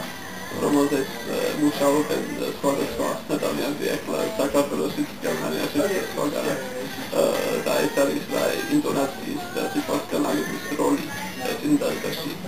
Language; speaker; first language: Georgian; non-native, learner; English